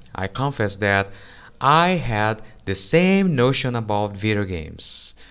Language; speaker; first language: English; non-native, fluent; Portuguese